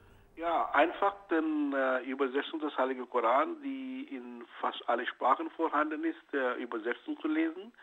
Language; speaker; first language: German; non-native, fluent; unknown